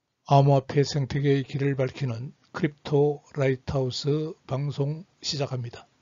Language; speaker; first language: Korean; native; Korean